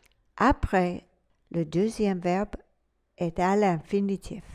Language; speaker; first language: French; non-native, fluent; English